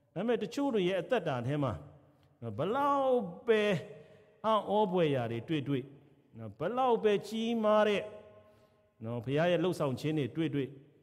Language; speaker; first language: Burmese; non-native, local second language; Kachin